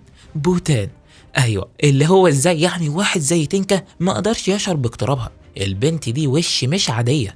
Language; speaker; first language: Arabic; native; Arabic